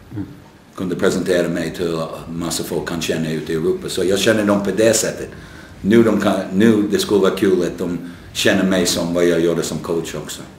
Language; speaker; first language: Swedish; non-native, fluent; English